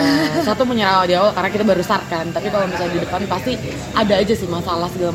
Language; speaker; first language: Indonesian; native; Indonesian